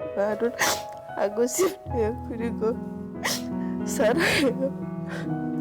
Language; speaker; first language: Korean; non-native, fluent; Nepali